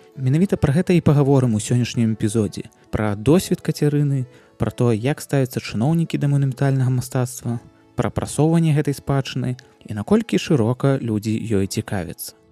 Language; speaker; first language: Belarusian; native; Belarusian